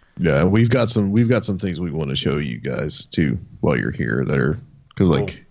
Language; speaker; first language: English; native; English